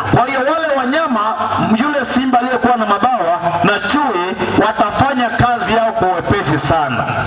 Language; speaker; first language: Swahili; non-native, local second language; Gusii